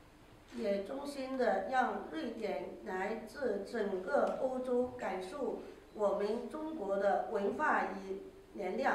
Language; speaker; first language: Chinese; native; Chinese